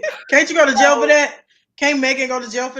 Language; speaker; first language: English; native; English